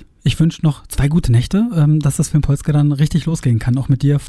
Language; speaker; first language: German; native; German